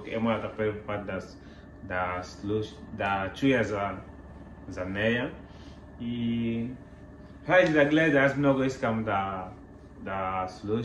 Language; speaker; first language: Bulgarian; non-native, learner; Portuguese